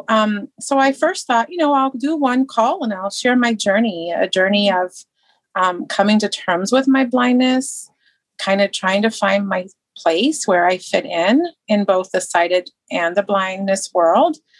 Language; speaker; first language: English; native; English